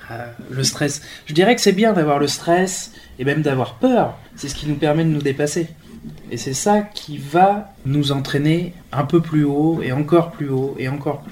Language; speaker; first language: French; native; French